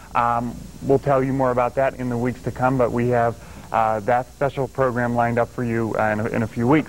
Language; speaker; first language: English; native; English